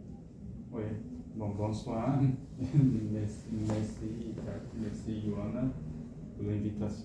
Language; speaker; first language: French; non-native, fluent; Portuguese